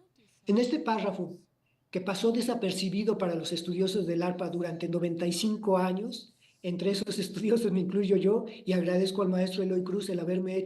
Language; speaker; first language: Spanish; native; Spanish